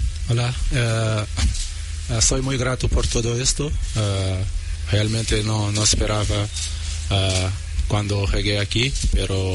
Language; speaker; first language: Spanish; non-native, learner; Portuguese